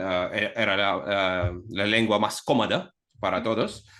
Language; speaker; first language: Spanish; non-native, fluent; Russian